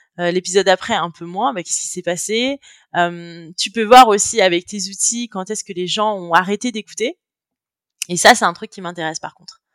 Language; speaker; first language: French; native; French